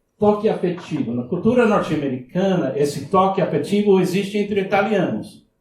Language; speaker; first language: Portuguese; non-native, fluent; English